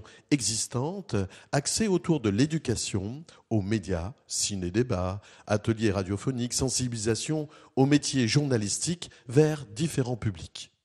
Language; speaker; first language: French; native; French